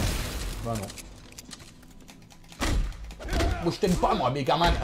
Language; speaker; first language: French; native; French